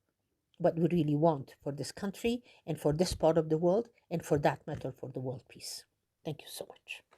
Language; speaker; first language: English; non-native, fluent; Persian